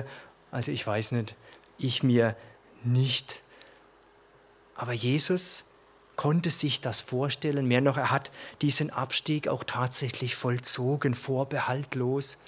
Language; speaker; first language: German; native; German